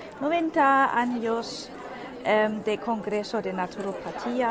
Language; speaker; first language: Spanish; non-native, fluent; German